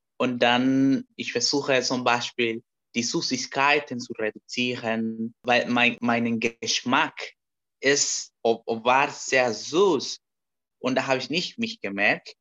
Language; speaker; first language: German; non-native, learner; Spanish